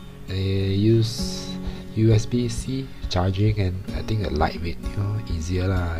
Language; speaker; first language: English; non-native, local second language; Chinese